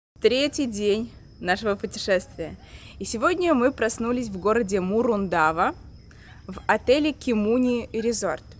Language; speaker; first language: Russian; native; Russian